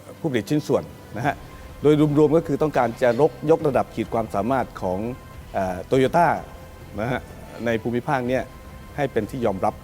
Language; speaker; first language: Thai; native; Thai